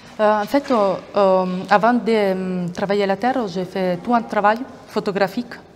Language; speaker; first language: French; non-native, fluent; Italian